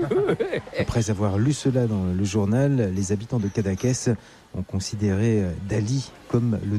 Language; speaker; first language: French; native; French